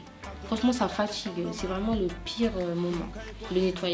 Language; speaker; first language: French; native; French